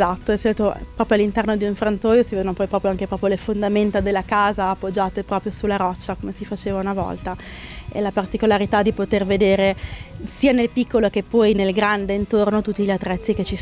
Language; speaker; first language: Italian; native; Italian